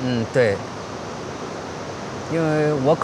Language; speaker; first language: Chinese; native; Chinese